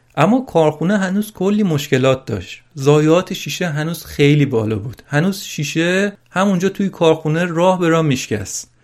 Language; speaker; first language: Persian; native; Persian